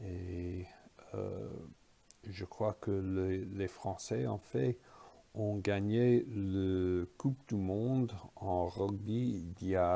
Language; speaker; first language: French; non-native, fluent; English